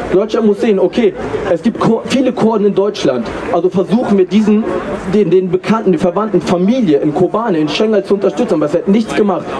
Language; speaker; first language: German; early bilingual, other home language; Kurdish